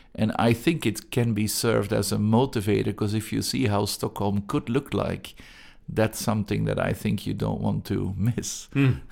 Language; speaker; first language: English; non-native, fluent; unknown